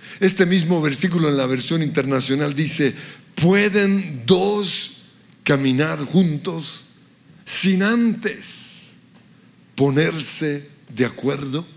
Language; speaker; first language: Spanish; early bilingual, other home language; English